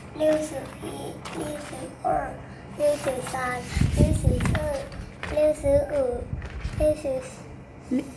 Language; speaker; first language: Chinese; non-native, learner; Thai